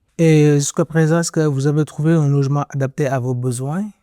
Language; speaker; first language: French; native; French